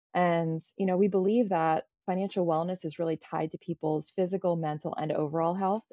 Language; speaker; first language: English; early bilingual, other home language; Croatian